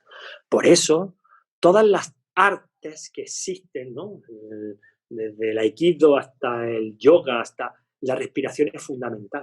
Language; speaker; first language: Spanish; native; Spanish